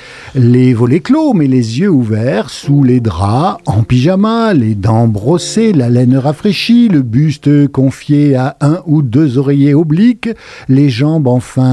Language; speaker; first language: French; native; French